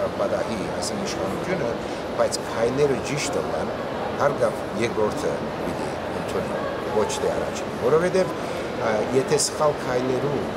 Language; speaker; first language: Armenian; early bilingual, heritage; Armenian